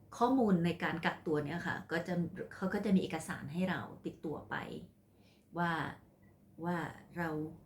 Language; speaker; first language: Thai; non-native, local second language; Khmer